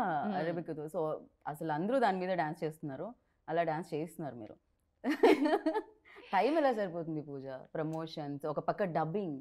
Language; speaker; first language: Telugu; native; Telugu